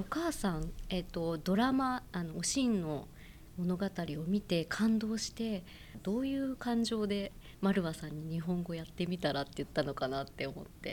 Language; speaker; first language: Japanese; native; Japanese